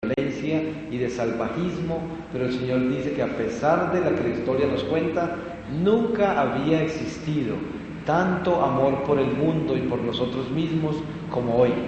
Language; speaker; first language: Spanish; native; Spanish